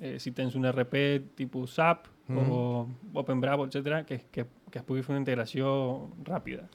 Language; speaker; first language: Catalan; non-native, local second language; Spanish